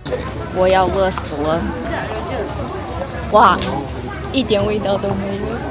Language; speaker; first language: Chinese; early bilingual, heritage; Chinese